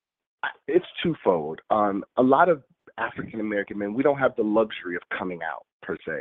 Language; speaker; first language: English; native; English